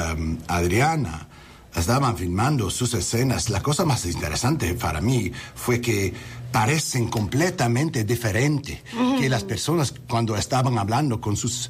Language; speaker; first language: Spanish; non-native, learner; English